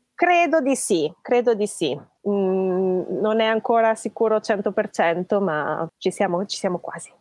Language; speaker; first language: Italian; native; Italian